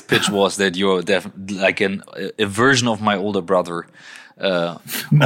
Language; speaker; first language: English; non-native, fluent; German